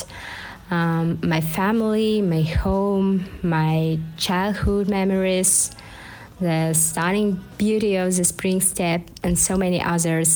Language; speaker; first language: English; non-native, fluent; Russian